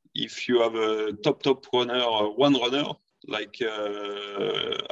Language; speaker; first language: English; non-native, fluent; French